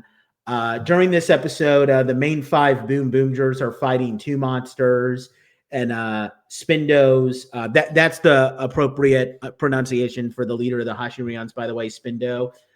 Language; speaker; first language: English; native; English